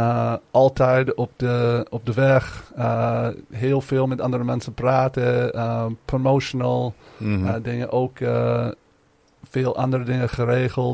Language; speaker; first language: Dutch; non-native, learner; English